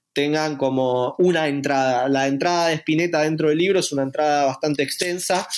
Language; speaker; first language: Spanish; native; Spanish